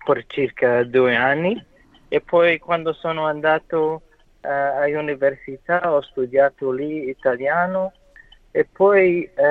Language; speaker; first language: Italian; non-native, learner; English